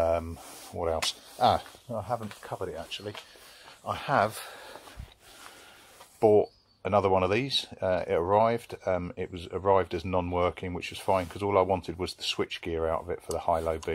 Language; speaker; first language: English; native; English